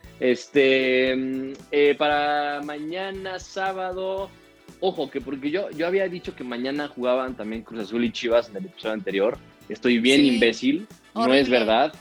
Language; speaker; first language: Spanish; native; Spanish